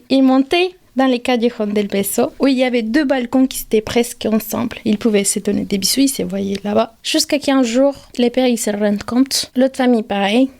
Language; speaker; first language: French; non-native, fluent; Spanish